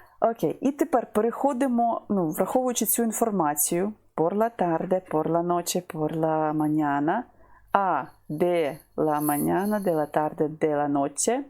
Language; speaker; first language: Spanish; non-native, fluent; Ukrainian